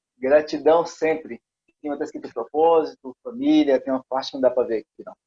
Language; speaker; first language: Portuguese; native; Portuguese